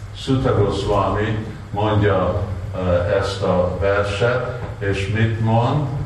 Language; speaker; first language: Hungarian; non-native, learner; Russian